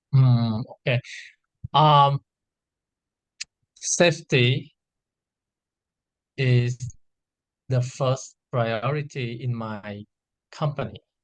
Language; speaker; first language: English; non-native, learner; Vietnamese